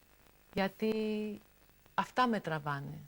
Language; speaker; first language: Greek; early bilingual, heritage; English